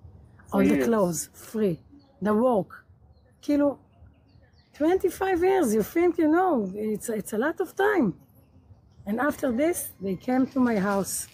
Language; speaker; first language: English; non-native, learner; Hebrew